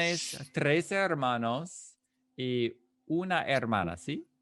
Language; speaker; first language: Spanish; non-native, fluent; English